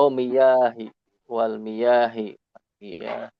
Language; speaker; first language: Arabic; non-native, learner; Indonesian